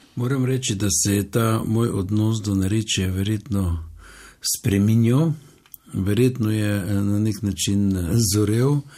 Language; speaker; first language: Slovenian; native; Slovenian